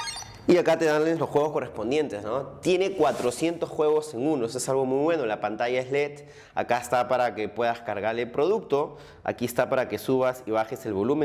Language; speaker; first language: Spanish; native; Spanish